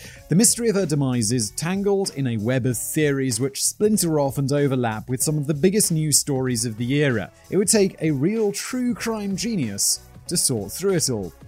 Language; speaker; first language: English; native; English